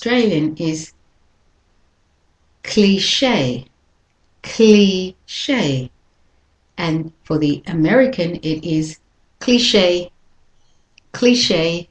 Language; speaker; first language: English; native; English